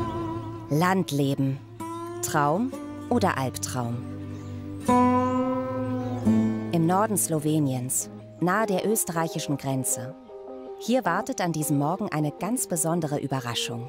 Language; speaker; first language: German; native; German